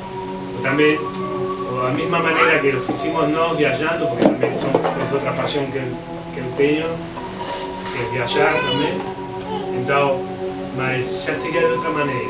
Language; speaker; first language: Portuguese; non-native, fluent; Spanish